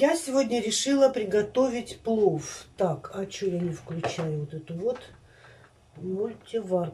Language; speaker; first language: Russian; native; Russian